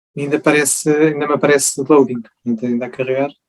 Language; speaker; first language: Portuguese; native; Portuguese